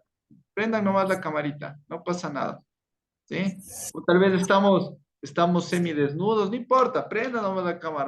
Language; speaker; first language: Spanish; native; Spanish